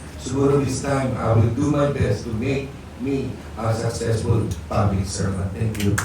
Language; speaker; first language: English; non-native, local second language; Filipino